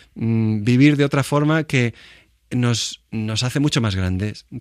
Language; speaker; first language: Spanish; native; Spanish